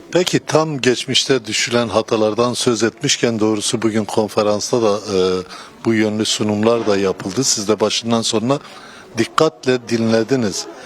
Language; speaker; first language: Turkish; non-native, local second language; Kurdish